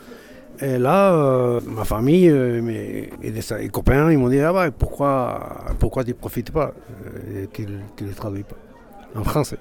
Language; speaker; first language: French; non-native, fluent; Basque